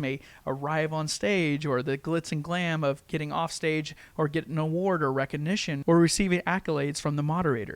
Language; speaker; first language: English; native; English